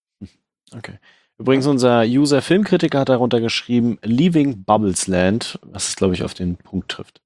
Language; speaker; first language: German; native; German